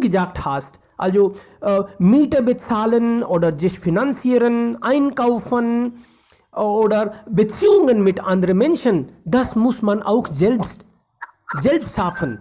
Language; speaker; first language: German; non-native, fluent; Hindi